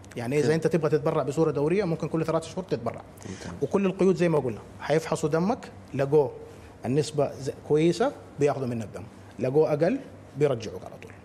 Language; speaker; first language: Arabic; native; Arabic